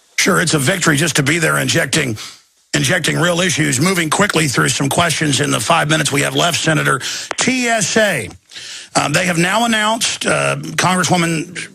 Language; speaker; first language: English; native; English